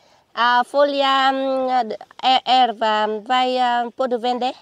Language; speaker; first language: Portuguese; non-native, learner; Vietnamese